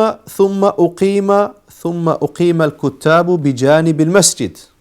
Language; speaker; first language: Arabic; non-native, fluent; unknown